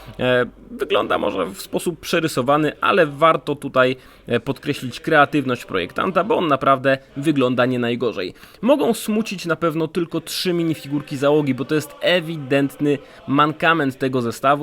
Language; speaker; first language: Polish; native; Polish